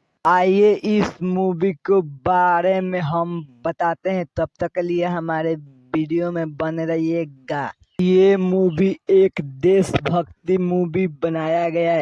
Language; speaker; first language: Hindi; non-native, local second language; Bhojpuri